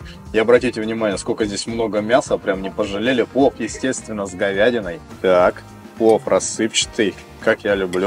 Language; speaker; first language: Russian; native; Russian